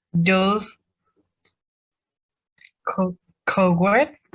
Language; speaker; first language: French; non-native, learner; Vietnamese